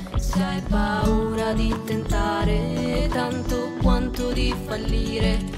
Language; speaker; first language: Italian; non-native, local second language; Venetian